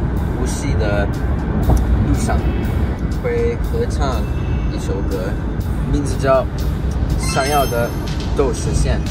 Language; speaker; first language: Chinese; non-native, fluent; English